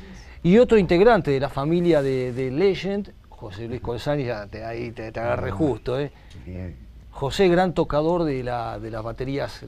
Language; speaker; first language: Spanish; native; Spanish